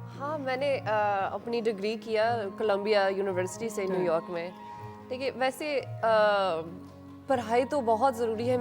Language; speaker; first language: Hindi; non-native, learner; English